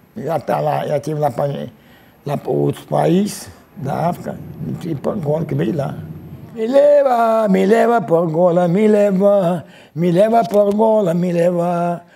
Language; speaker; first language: Portuguese; native; Portuguese